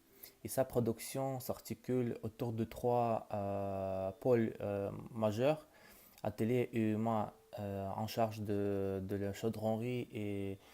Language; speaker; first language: French; non-native, learner; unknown